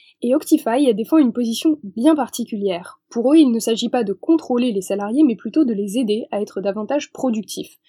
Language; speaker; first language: French; native; French